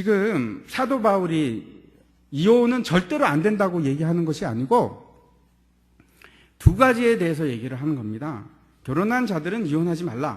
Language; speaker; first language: Korean; native; Korean